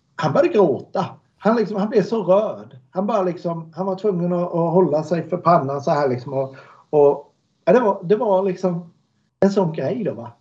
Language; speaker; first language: Swedish; native; Swedish